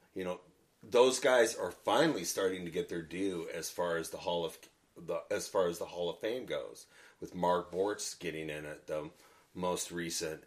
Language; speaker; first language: English; native; English